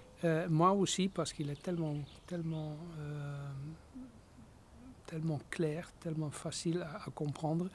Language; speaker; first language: French; non-native, fluent; Dutch